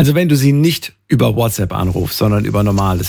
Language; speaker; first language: German; native; German